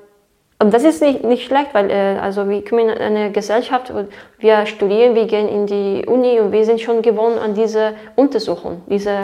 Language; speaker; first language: German; non-native, fluent; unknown